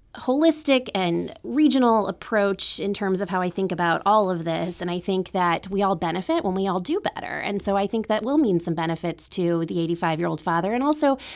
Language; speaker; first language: English; native; English